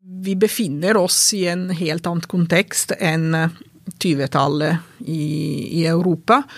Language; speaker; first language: Norwegian; non-native, fluent; Italian